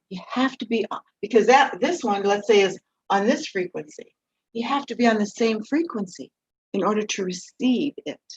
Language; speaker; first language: English; native; English